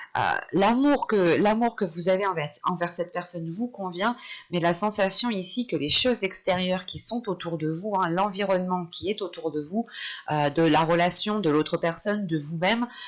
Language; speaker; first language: French; native; French